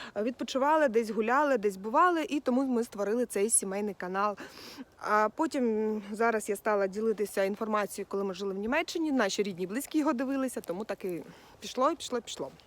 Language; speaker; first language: Ukrainian; non-native, local second language; Russian